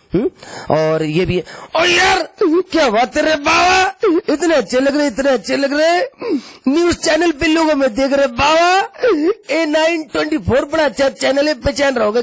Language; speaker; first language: Hindi; native; Hindi